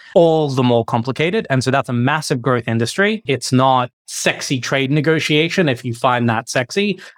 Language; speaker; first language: English; native; English